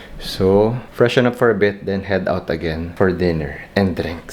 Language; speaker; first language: English; non-native, local second language; Filipino